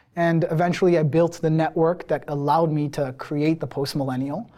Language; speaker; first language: English; early bilingual, other home language; Persian